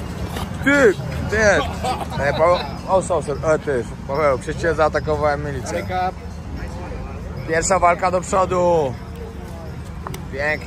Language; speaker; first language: Polish; native; Polish